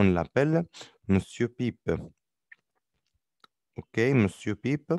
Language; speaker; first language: French; non-native, learner; Arabic